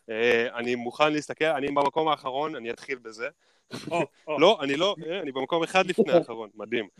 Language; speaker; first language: Hebrew; native; Hebrew